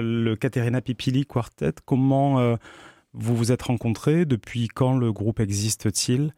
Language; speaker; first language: French; native; French